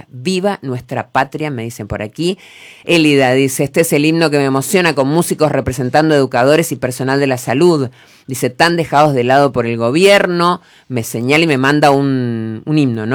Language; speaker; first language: Spanish; native; Spanish